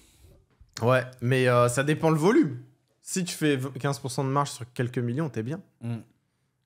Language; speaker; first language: French; native; French